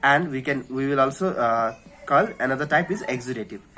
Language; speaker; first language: English; non-native, local second language; Nepali